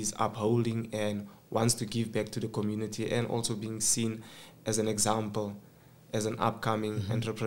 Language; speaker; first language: English; non-native, local second language; Xhosa